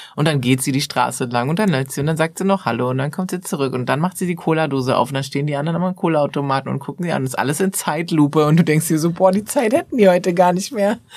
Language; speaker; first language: German; early bilingual, other home language; Persian